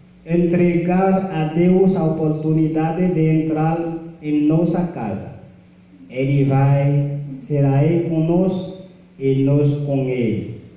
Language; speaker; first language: Portuguese; non-native, learner; Haitian Creole